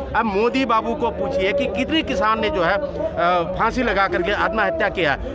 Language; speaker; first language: Hindi; non-native, local second language; Manipuri